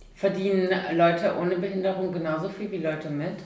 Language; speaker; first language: German; native; German